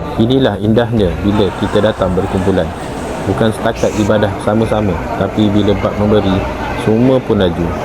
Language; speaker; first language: Malay; native; Malay